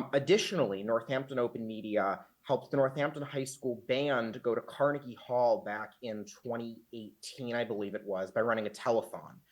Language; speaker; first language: English; native; English